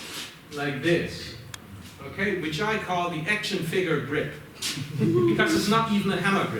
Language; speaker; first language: English; non-native, fluent; German